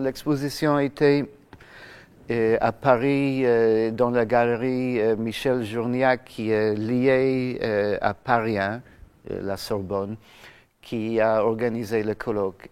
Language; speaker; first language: French; non-native, fluent; English